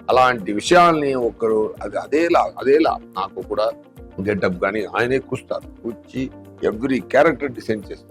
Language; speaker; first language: Telugu; non-native, fluent; Tamil